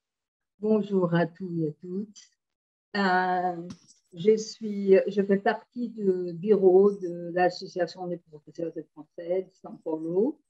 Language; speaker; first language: French; non-native, fluent; Portuguese